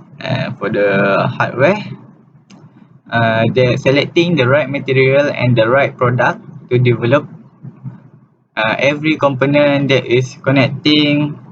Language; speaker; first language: English; non-native, local second language; Malay